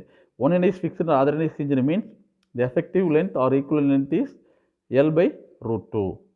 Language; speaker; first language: English; non-native, local second language; Tamil